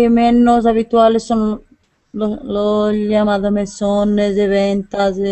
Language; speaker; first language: Spanish; non-native, learner; Portuguese